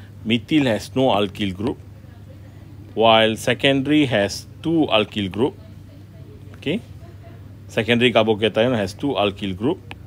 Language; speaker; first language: English; non-native, local second language; Malay